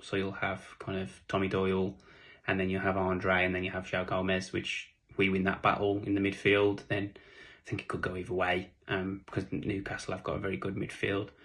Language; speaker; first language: English; native; English